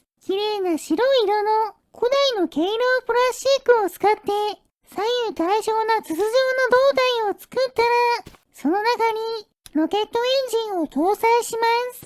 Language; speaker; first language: Japanese; native; Japanese